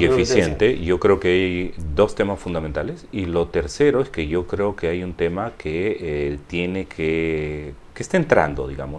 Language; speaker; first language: Spanish; native; Spanish